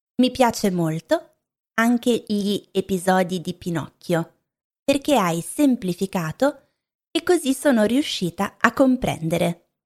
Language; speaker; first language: Italian; native; Italian